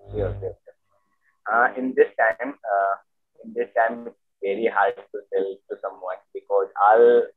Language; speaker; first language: English; non-native, local second language; Hindi